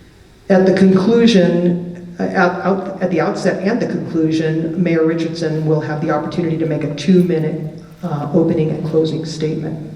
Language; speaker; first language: English; native; English